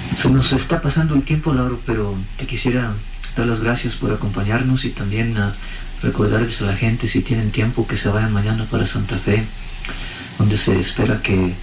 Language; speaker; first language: Spanish; early bilingual, heritage; Spanish